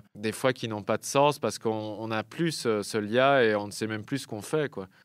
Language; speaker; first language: French; native; French